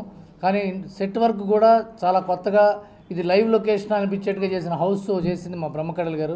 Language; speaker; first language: Telugu; native; Telugu